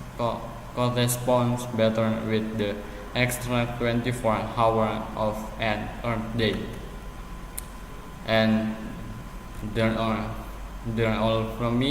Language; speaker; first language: English; non-native, learner; Indonesian